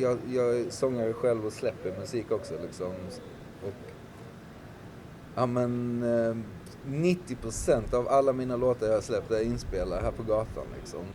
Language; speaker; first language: Swedish; native; Swedish